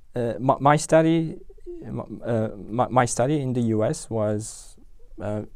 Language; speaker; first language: English; non-native, fluent; Uzbek